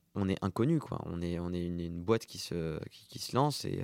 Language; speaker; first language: French; non-native, local second language; Arabic